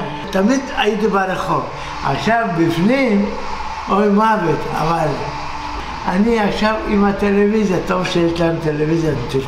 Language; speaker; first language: Hebrew; non-native, fluent; Turkish